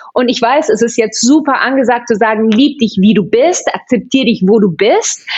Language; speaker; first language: German; early bilingual, heritage; German